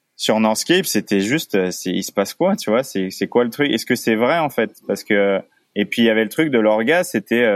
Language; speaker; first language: French; native; French